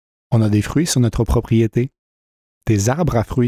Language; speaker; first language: French; early bilingual, heritage; French